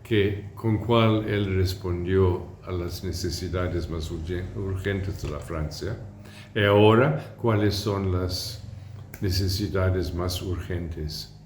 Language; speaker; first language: Spanish; non-native, fluent; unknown